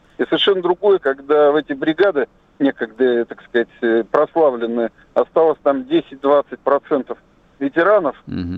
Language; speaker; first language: Russian; native; Russian